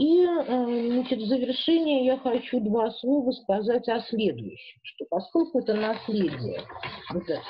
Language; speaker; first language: Russian; native; Russian